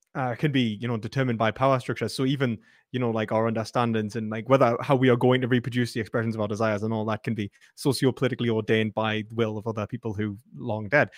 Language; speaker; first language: English; native; English